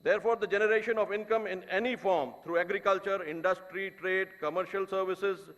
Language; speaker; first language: English; non-native, local second language; Urdu